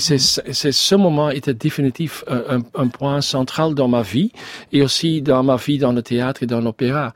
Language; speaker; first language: French; non-native, learner; Dutch